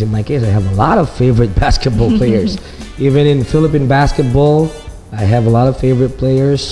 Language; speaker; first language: English; non-native, local second language; Filipino